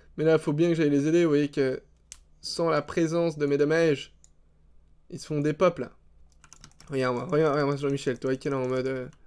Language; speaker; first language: French; native; French